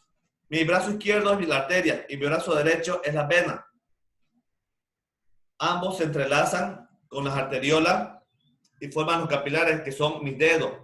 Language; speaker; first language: Spanish; native; Spanish